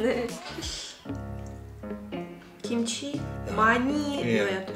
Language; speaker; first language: Korean; non-native, learner; Russian